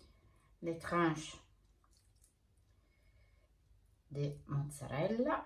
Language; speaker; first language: French; non-native, fluent; Italian